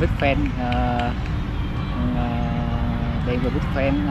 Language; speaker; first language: English; non-native, learner; Vietnamese